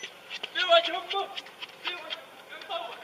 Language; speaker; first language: Arabic; native; Arabic